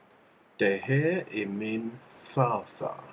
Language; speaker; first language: Swedish; non-native, learner; English